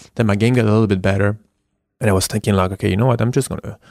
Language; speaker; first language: English; non-native, fluent; French